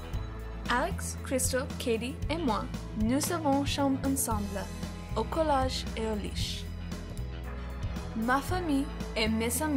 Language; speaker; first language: French; non-native, learner; English